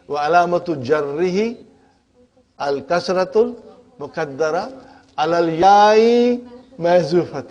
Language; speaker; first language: Arabic; non-native, fluent; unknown